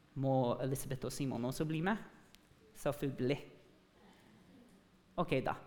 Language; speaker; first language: Norwegian; non-native, fluent; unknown